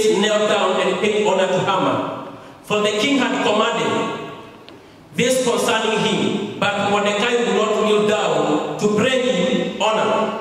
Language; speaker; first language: English; non-native, local second language; Kikuyu